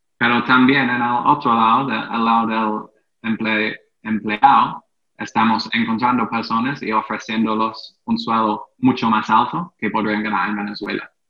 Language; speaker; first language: Spanish; non-native, fluent; English